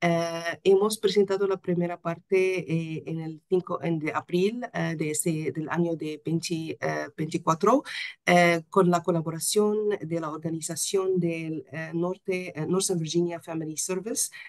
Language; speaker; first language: Spanish; non-native, fluent; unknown